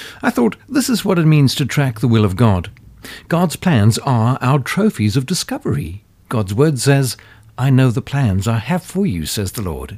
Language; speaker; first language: English; native; English